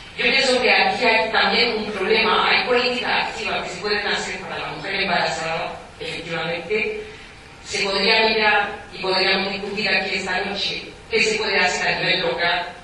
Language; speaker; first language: Spanish; non-native, fluent; French